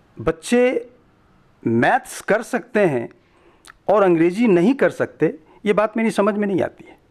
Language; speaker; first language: Hindi; native; Hindi